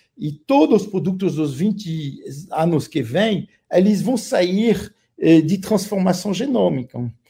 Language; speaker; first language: Portuguese; non-native, fluent; French